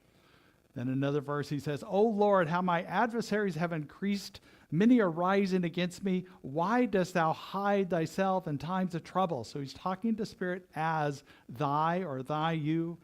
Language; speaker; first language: English; native; English